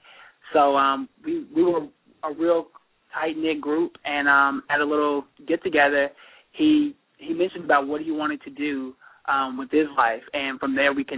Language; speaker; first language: English; native; English